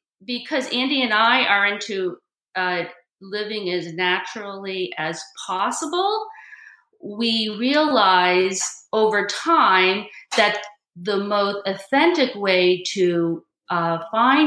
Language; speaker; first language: English; native; English